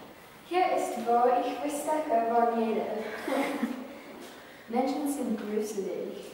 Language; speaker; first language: German; non-native, learner; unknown